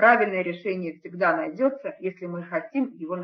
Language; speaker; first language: Russian; native; Russian